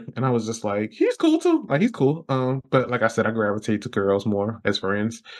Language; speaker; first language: English; native; English